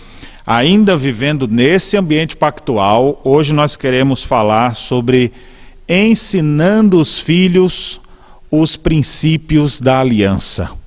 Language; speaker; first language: Portuguese; native; Portuguese